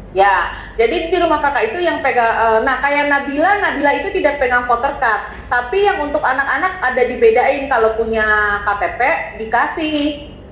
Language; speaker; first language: Indonesian; native; Indonesian